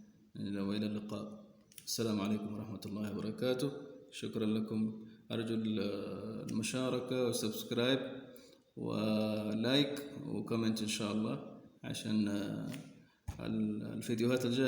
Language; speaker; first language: Arabic; non-native, fluent; Sindhi